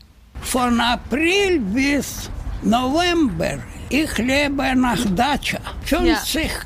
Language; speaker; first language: German; non-native, learner; Russian